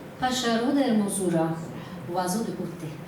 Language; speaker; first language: French; non-native, learner; Turkish